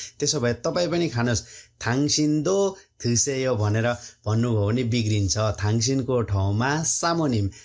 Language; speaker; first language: Nepali; native; Nepali